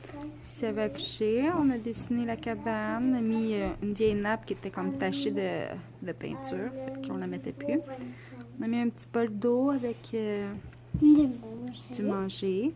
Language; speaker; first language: French; native; French